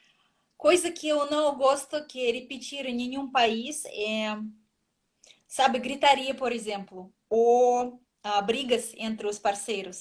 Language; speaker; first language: Portuguese; non-native, fluent; Russian